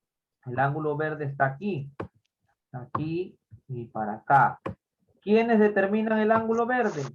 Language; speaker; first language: Spanish; native; Spanish